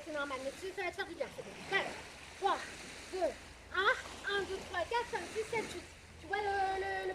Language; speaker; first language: French; native; French